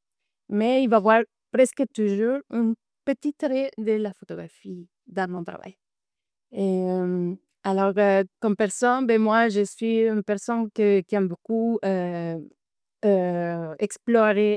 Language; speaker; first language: French; non-native, fluent; Spanish